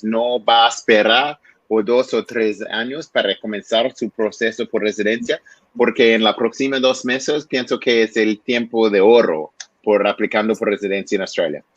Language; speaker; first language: Spanish; non-native, learner; English